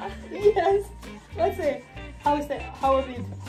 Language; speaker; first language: English; non-native, learner; Indonesian